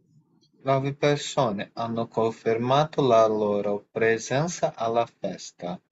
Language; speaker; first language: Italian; non-native, learner; Portuguese